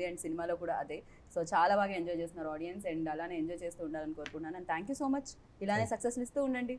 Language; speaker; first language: Telugu; native; Telugu